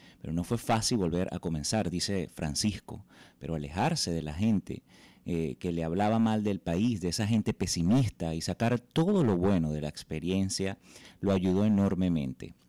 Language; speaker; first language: Spanish; native; Spanish